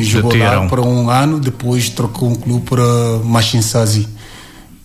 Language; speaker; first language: Portuguese; non-native, learner; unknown